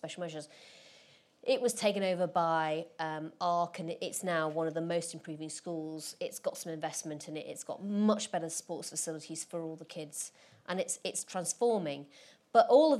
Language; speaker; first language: English; native; English